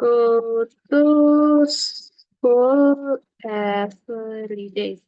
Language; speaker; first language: English; non-native, learner; Indonesian